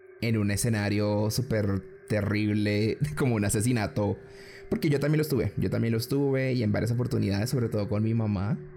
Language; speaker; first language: Spanish; native; Spanish